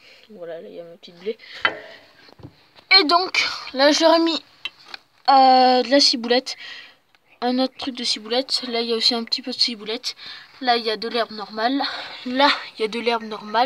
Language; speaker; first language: French; native; French